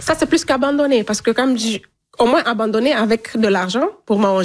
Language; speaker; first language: French; non-native, local second language; Fula